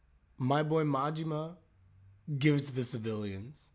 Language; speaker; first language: English; native; English